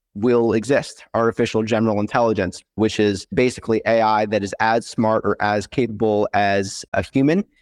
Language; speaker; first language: English; native; English